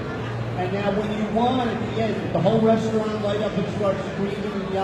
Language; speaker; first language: English; native; English